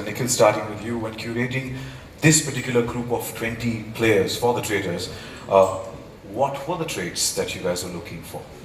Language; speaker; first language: English; non-native, local second language; Hindi